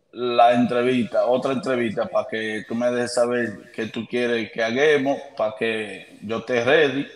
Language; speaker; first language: Spanish; early bilingual, heritage; Spanish